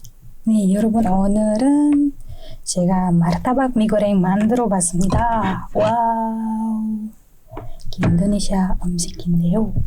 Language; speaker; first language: Korean; non-native, fluent; Indonesian